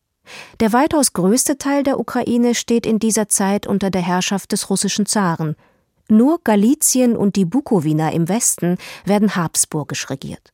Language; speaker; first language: German; native; German